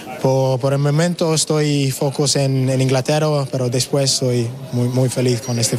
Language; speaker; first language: Spanish; non-native, learner; English